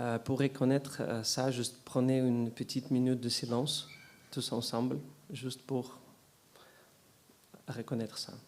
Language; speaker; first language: French; non-native, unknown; Ukrainian